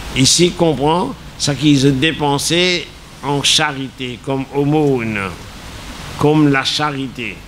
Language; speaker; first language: French; non-native, local second language; Morisyen